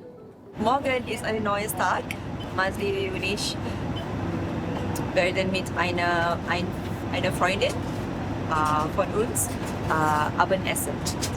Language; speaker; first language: German; non-native, fluent; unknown